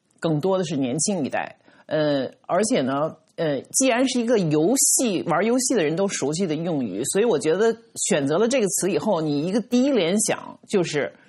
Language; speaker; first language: Chinese; native; Chinese